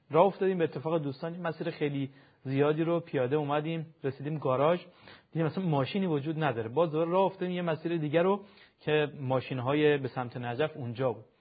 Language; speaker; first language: Persian; native; Persian